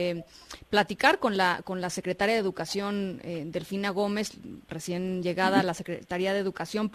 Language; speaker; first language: Spanish; native; Spanish